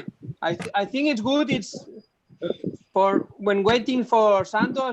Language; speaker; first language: English; non-native, learner; Spanish